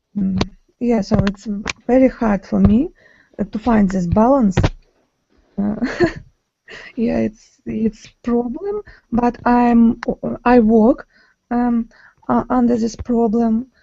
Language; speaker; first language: English; non-native, learner; Ukrainian